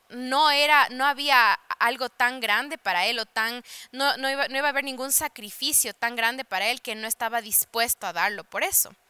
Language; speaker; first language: Spanish; early bilingual, heritage; Spanish